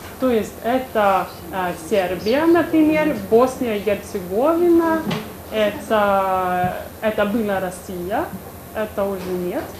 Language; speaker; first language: Russian; non-native, fluent; Swedish